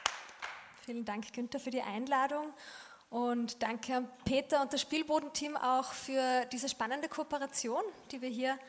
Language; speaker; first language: German; native; German